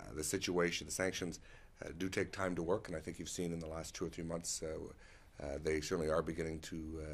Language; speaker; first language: English; native; English